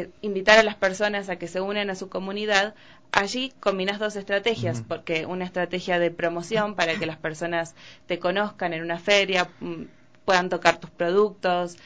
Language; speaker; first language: Spanish; native; Spanish